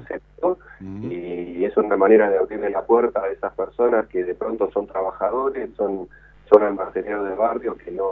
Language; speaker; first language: Spanish; native; Spanish